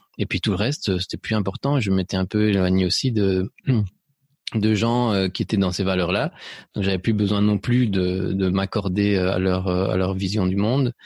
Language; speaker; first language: French; early bilingual, other home language; Spanish